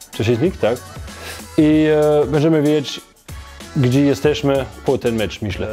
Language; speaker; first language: Polish; non-native, learner; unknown